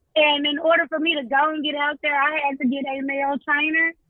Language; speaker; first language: English; native; English